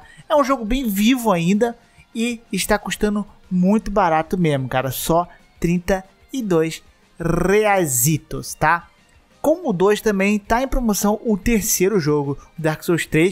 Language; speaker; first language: Portuguese; native; Portuguese